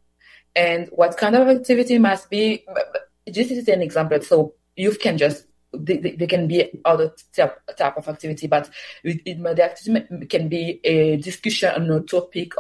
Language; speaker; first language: English; non-native, fluent; Swahili